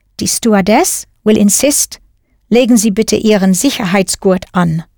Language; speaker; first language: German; non-native, fluent; English